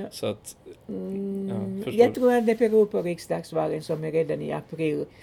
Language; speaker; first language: Swedish; non-native, local second language; Finnish